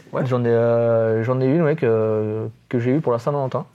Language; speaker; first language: French; native; French